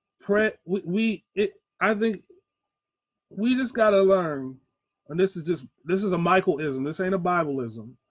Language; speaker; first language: English; native; English